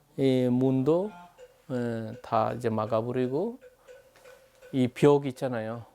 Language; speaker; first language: Korean; non-native, fluent; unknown